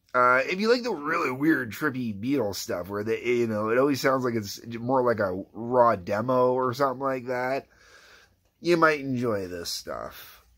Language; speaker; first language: English; native; English